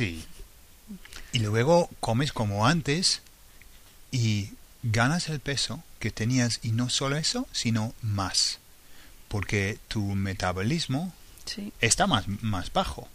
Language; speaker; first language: Spanish; non-native, fluent; English